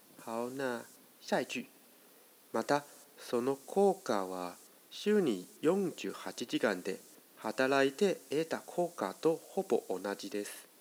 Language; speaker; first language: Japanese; non-native, fluent; Chinese